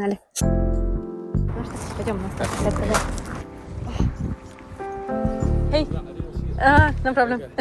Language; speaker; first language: Russian; native; Russian